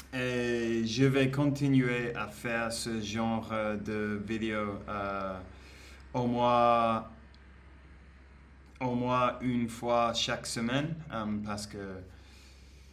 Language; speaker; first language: French; non-native, learner; Spanish